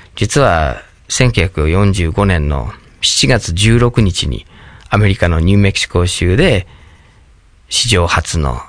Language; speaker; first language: Japanese; non-native, fluent; English